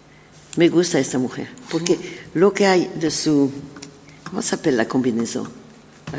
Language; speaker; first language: Spanish; non-native, learner; French